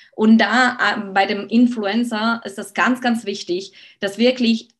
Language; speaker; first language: German; non-native, fluent; Slovak